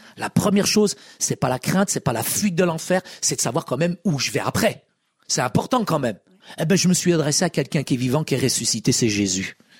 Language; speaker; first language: French; non-native, local second language; Arabic